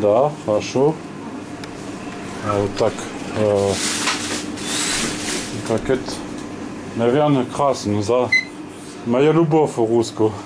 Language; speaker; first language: Russian; early bilingual, heritage; French